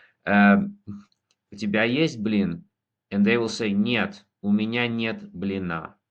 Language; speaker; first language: Russian; non-native, fluent; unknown